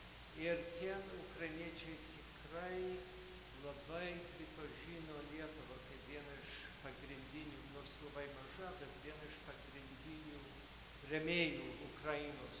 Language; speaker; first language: Lithuanian; early bilingual, heritage; Lithuanian